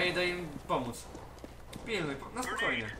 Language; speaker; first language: Polish; native; Polish